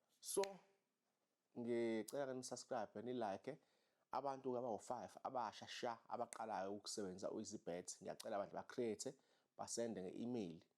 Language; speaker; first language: Zulu; native; Zulu